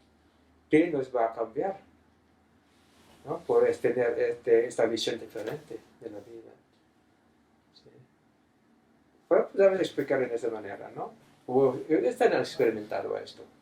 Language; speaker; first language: Spanish; non-native, fluent; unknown